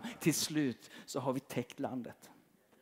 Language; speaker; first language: Swedish; native; Swedish